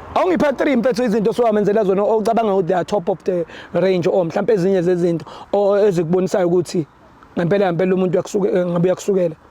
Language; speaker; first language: Zulu; native; Zulu